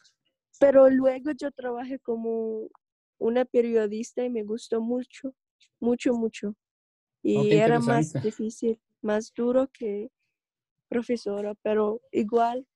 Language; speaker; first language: Spanish; non-native, learner; Russian